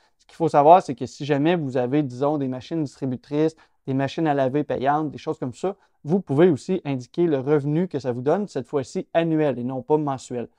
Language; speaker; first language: French; native; French